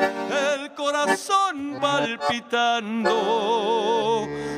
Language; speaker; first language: Spanish; native; Spanish